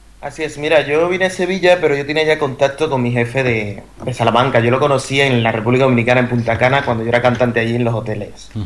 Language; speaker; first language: Spanish; native; Spanish